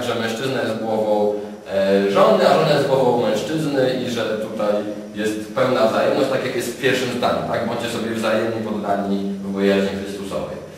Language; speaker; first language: Polish; native; Polish